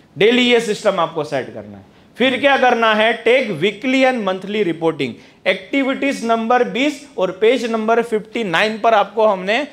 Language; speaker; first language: Hindi; non-native, local second language; Gujarati